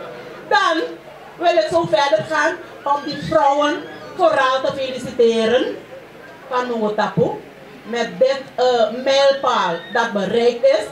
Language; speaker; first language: Dutch; non-native, local second language; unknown